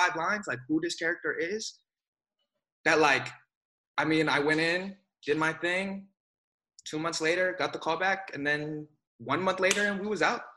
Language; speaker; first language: English; native; English